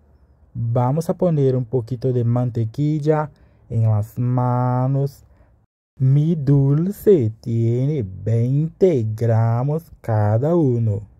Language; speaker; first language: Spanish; non-native, learner; Portuguese